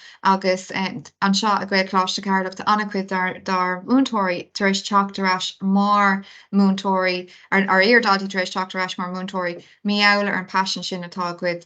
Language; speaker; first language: Irish; non-native, local second language; English